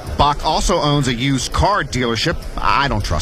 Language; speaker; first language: English; native; English